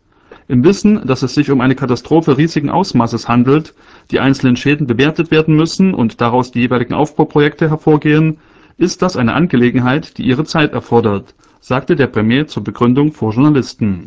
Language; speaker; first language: German; native; German